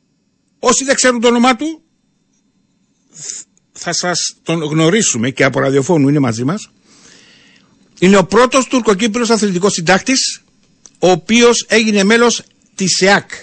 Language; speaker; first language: Greek; native; Greek